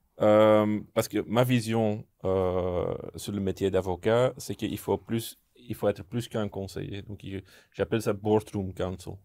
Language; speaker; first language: French; non-native, local second language; Dutch